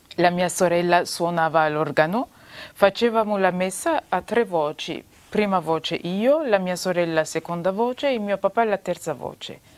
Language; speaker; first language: Italian; non-native, fluent; Armenian